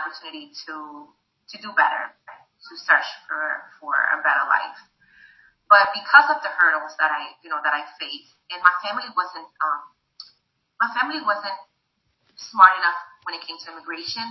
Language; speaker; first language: English; non-native, fluent; Spanish